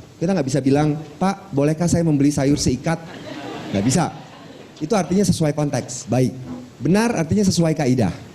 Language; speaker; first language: Indonesian; non-native, local second language; Minangkabau